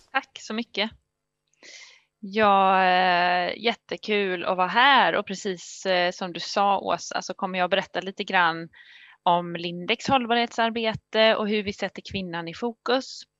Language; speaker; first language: Swedish; native; Swedish